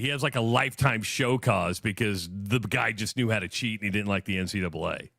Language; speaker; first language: English; native; English